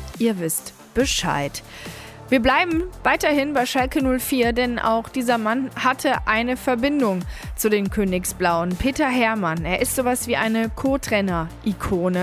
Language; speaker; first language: German; native; German